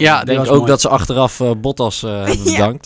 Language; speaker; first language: Dutch; native; Dutch